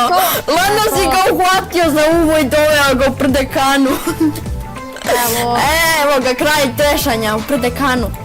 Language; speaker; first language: Bosnian; native; Bosnian